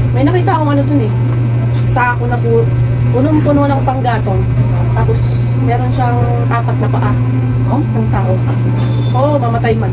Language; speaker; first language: Filipino; non-native, local second language; Waray